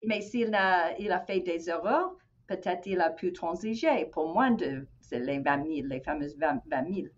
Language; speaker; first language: French; non-native, fluent; English